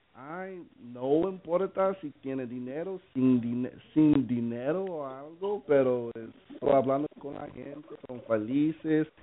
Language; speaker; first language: Spanish; non-native, learner; English